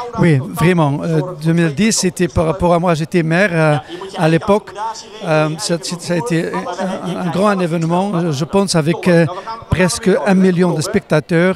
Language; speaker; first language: French; non-native, fluent; Dutch